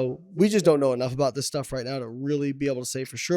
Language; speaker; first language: English; native; English